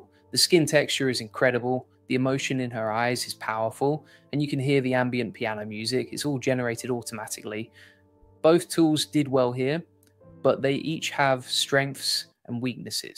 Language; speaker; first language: English; native; English